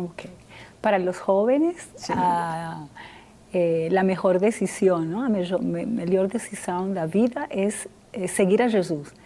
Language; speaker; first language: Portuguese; non-native, fluent; Spanish